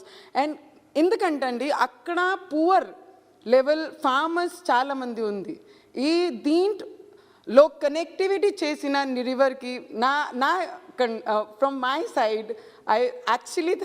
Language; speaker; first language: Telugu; non-native, learner; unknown